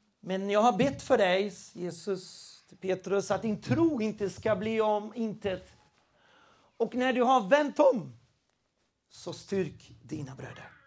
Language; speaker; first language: Swedish; non-native, fluent; Spanish